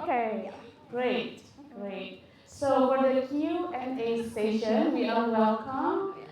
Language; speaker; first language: English; non-native, fluent; Indonesian